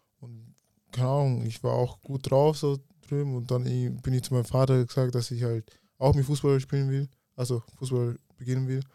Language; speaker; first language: German; early bilingual, other home language; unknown